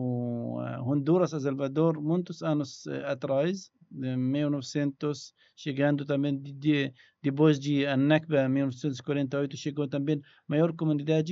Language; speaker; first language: Portuguese; non-native, learner; Arabic